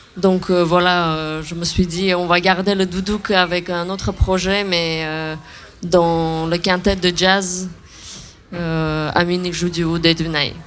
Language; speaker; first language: French; non-native, fluent; Armenian